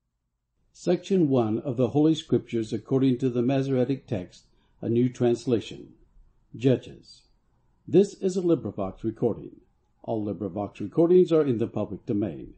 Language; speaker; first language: English; native; English